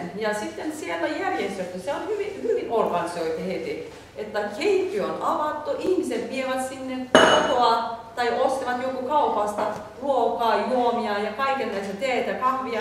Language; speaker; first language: Finnish; non-native, fluent; Turkish